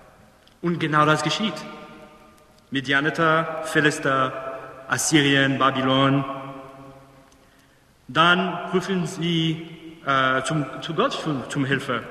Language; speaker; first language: German; non-native, fluent; English